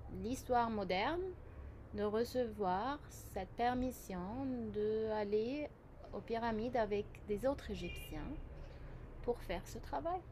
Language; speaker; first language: French; non-native, fluent; Arabic